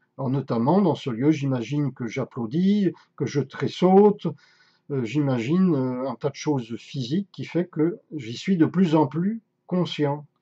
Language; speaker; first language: French; native; French